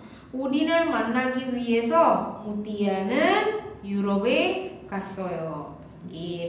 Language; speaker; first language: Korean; non-native, fluent; Indonesian